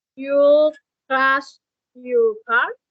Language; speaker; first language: English; non-native, learner; Spanish